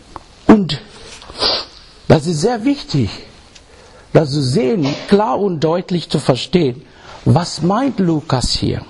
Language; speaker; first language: German; non-native, learner; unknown